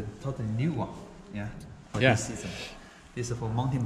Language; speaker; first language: English; non-native, learner; Chinese